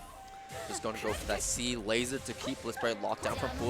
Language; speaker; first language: English; native; English